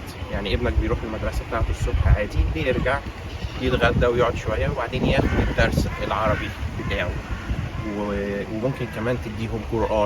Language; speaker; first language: Arabic; native; Arabic